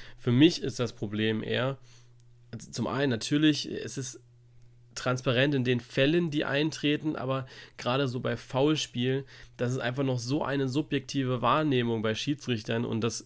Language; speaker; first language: German; native; German